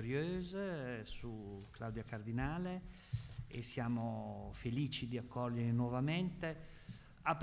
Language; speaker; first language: Italian; native; Italian